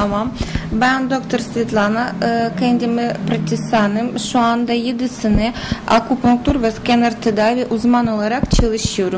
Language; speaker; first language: Turkish; non-native, learner; Russian